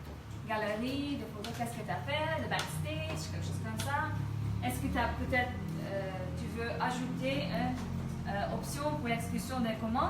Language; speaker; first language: French; non-native, fluent; Dutch